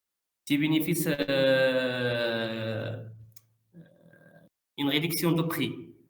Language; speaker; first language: French; non-native, learner; Arabic